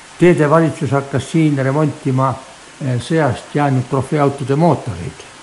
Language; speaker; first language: Estonian; native; Estonian